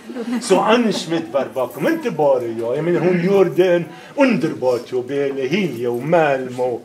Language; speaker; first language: Swedish; non-native, fluent; Arabic